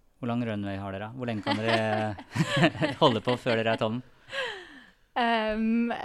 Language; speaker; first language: Norwegian; native; Norwegian